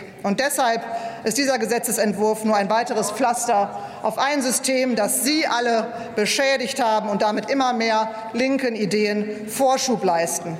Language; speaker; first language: German; native; German